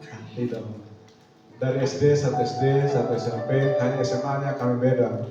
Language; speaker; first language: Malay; non-native, local second language; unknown